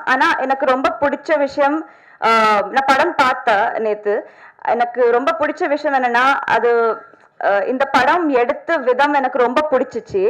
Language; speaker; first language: Tamil; non-native, learner; Telugu